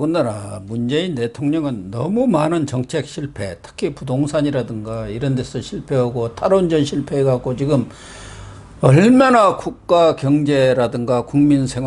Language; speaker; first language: Korean; native; Korean